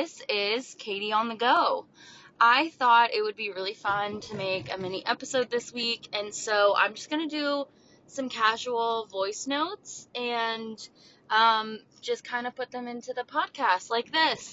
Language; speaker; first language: English; native; English